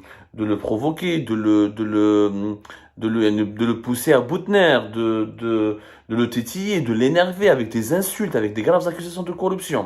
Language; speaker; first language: French; non-native, local second language; Arabic